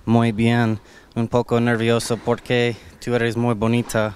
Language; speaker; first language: Spanish; non-native, learner; English